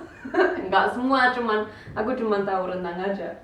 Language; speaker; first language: Indonesian; early bilingual, heritage; Indonesian